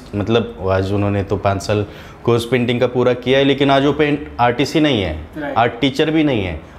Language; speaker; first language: Hindi; non-native, local second language; Marathi